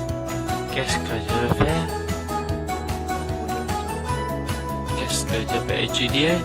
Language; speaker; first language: French; non-native, learner; Vietnamese